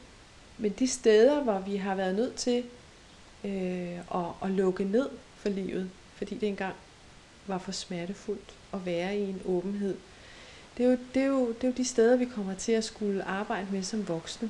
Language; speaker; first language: Danish; native; Danish